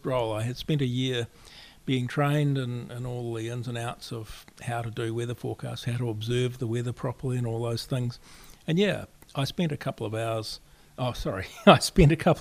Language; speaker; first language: English; native; English